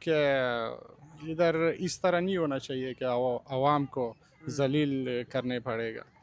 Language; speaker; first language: Urdu; non-native, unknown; Persian